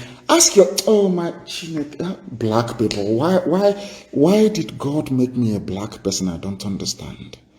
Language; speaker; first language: English; non-native, local second language; Igbo